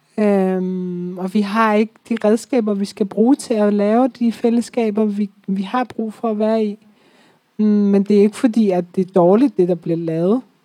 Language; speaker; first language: Danish; early bilingual, other home language; Persian